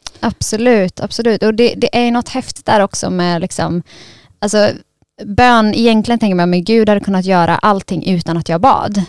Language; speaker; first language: Swedish; native; Swedish